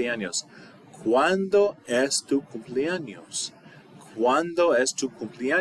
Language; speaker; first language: Spanish; non-native, fluent; English